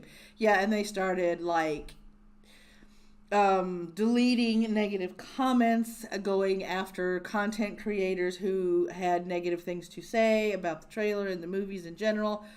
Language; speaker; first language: English; native; English